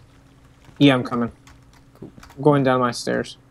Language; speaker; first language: English; native; English